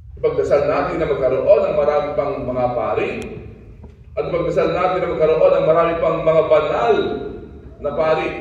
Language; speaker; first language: Filipino; non-native, local second language; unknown